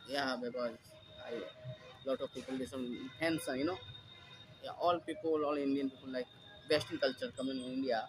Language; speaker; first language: English; non-native, learner; Hindi